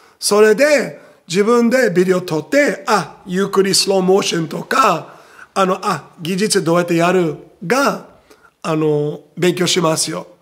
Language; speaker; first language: Japanese; non-native, fluent; Portuguese